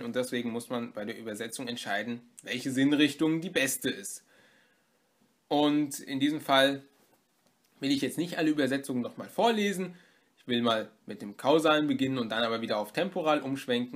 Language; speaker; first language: German; native; German